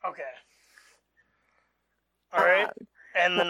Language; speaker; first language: English; native; English